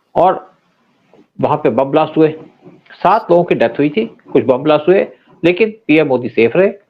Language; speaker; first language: Hindi; native; Hindi